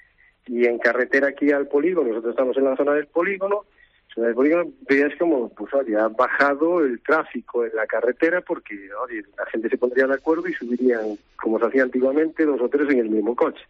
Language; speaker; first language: Spanish; native; Spanish